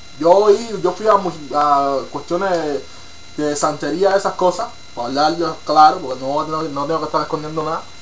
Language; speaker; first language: Spanish; native; Spanish